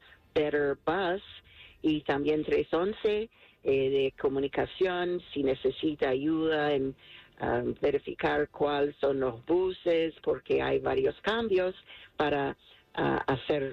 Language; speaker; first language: Spanish; non-native, fluent; English